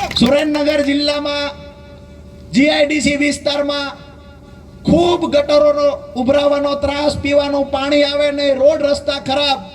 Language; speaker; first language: Gujarati; native; Gujarati